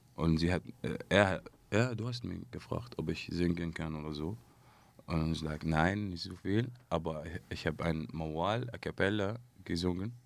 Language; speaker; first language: German; non-native, learner; Arabic